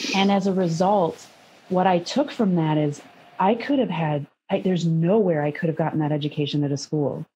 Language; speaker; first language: English; native; English